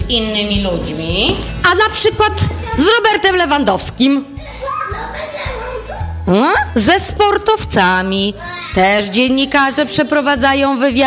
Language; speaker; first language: Polish; native; Polish